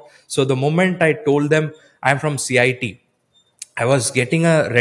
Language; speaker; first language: English; non-native, local second language; Tamil